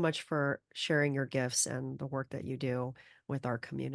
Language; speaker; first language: English; native; English